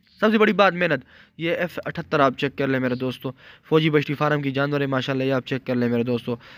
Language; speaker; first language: Urdu; non-native, local second language; Punjabi